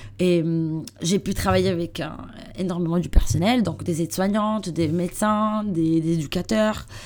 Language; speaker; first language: French; non-native, learner; Italian